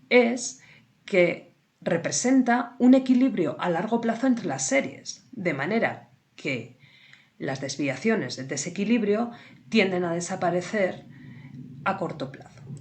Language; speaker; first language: Spanish; native; Spanish